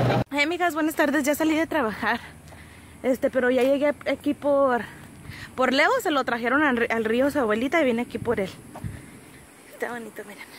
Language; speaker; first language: Spanish; native; Spanish